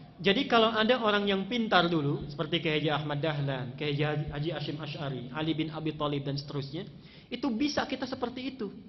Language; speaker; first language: Indonesian; native; Indonesian